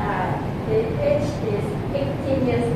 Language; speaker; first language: English; non-native, learner; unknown